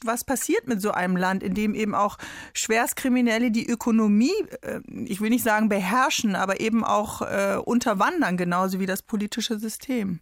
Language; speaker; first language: German; native; German